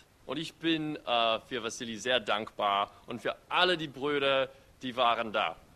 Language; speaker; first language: German; non-native, fluent; English